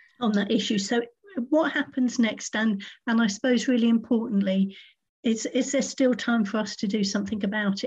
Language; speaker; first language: English; native; English